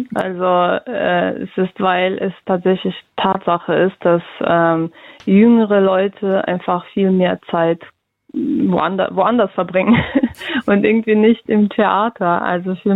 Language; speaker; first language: German; early bilingual, other home language; Russian